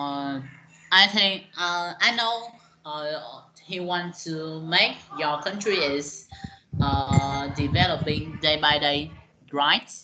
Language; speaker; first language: English; non-native, learner; Vietnamese